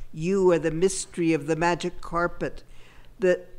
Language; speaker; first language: English; native; English